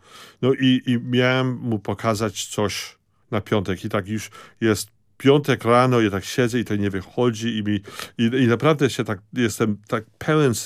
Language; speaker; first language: Polish; early bilingual, heritage; Polish